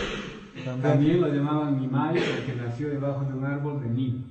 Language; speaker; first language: Spanish; non-native, fluent; English